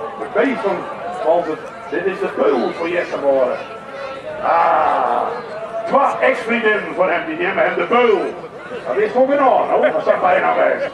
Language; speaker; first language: Dutch; native; Dutch